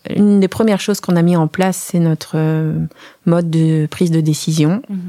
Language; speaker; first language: French; native; French